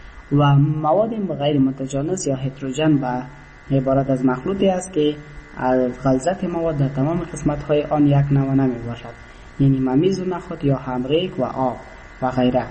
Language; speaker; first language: Persian; native; Persian